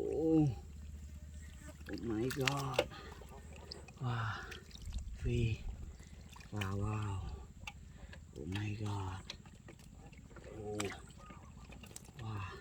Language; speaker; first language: English; non-native, learner; Vietnamese